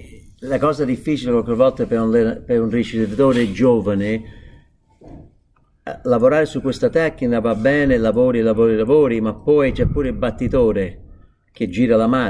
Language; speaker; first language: Italian; non-native, fluent; English